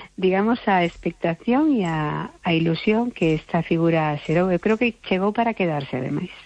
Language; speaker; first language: Galician; non-native, local second language; Spanish